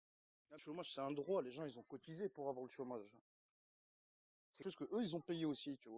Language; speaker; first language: French; native; French